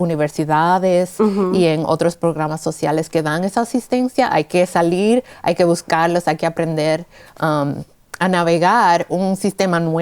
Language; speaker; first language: Spanish; early bilingual, heritage; Spanish